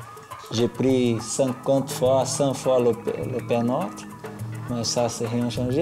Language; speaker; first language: French; non-native, learner; Portuguese